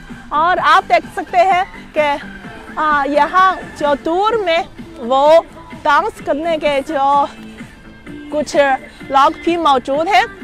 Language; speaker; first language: Hindi; non-native, fluent; Chinese